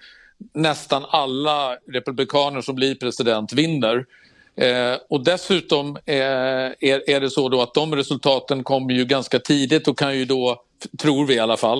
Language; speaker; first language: Swedish; native; Swedish